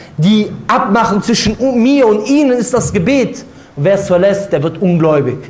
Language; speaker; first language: German; native; German